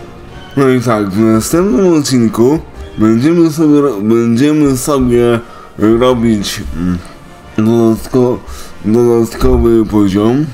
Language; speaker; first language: Polish; native; Polish